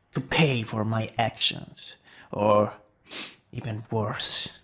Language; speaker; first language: English; non-native, fluent; Italian